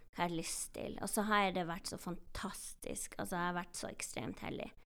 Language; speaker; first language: Norwegian; native; Norwegian